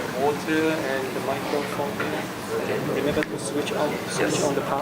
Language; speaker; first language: English; non-native, fluent; Chinese